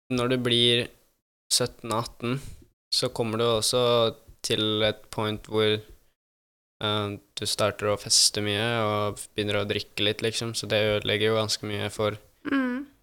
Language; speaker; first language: Norwegian; native; Norwegian